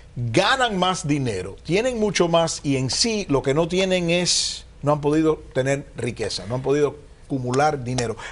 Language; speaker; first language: Spanish; early bilingual, heritage; Spanish